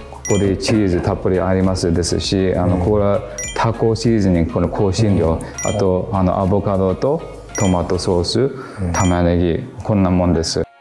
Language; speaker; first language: Japanese; non-native, fluent; English